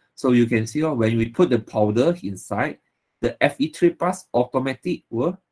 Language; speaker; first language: English; non-native, local second language; Chinese